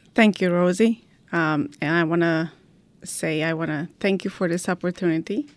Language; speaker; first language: English; non-native, fluent; Romanian